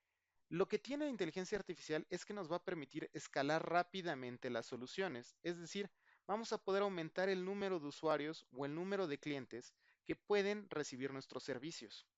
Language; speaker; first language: Spanish; native; Spanish